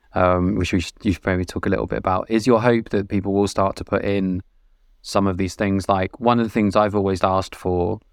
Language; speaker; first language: English; native; English